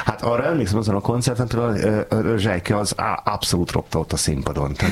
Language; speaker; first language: Hungarian; native; Hungarian